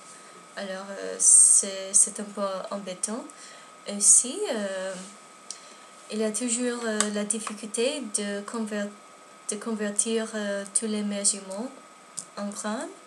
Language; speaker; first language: French; non-native, learner; English